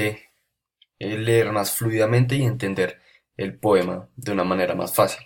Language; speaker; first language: Spanish; native; Spanish